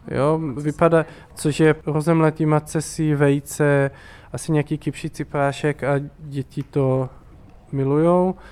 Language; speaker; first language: Czech; non-native, fluent; Hebrew